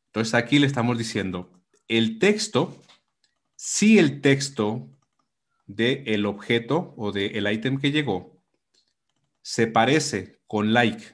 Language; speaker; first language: Spanish; native; Spanish